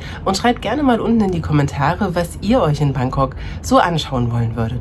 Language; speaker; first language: German; native; German